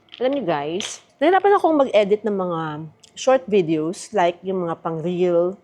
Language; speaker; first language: Filipino; native; Filipino